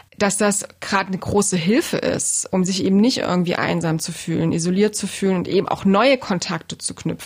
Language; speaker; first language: German; native; German